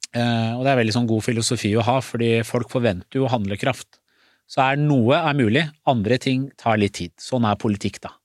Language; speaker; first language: Norwegian; early bilingual, other home language; Persian